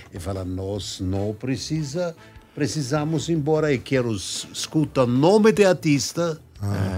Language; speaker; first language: Portuguese; non-native, learner; German